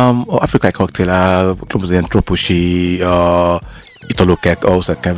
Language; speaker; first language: Hungarian; non-native, learner; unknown